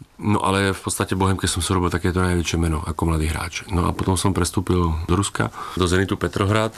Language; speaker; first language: Slovak; native; Slovak